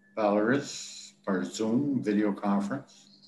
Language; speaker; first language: French; native; French